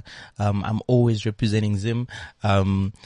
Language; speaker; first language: English; non-native, local second language; Shona